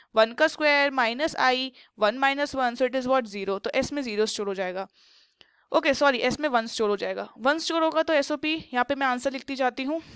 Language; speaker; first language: Hindi; native; Hindi